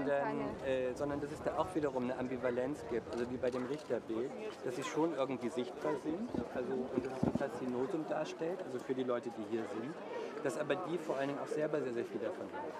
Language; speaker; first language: German; native; German